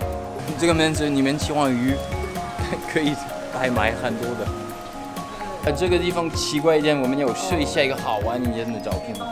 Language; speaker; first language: Chinese; non-native, fluent; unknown